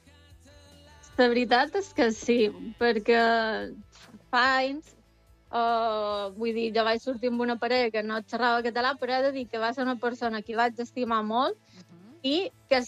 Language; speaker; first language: Catalan; native; Catalan